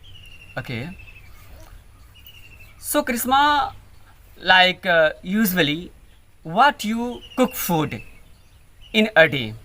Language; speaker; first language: English; non-native, learner; Hindi